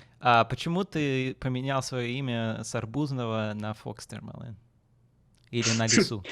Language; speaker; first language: Russian; early bilingual, heritage; Russian